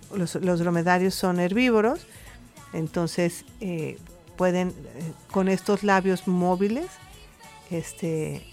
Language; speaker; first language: Spanish; native; Spanish